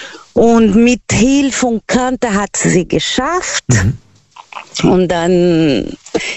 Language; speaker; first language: German; non-native, learner; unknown